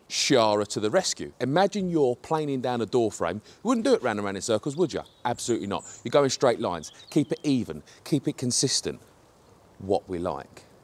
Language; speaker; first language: English; native; English